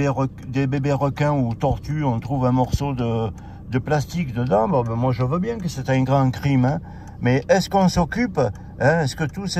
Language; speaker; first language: French; native; French